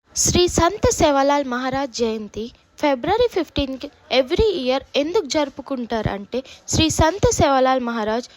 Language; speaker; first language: Telugu; non-native, local second language; Lambadi